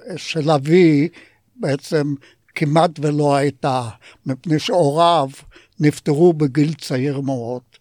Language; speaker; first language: Hebrew; non-native, fluent; Polish